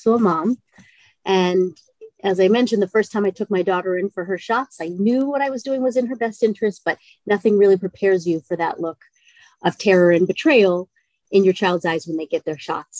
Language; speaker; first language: English; native; English